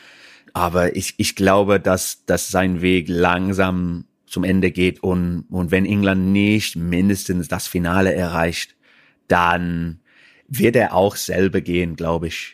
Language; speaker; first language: German; non-native, fluent; English